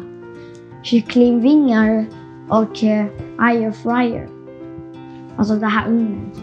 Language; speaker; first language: Swedish; non-native, learner; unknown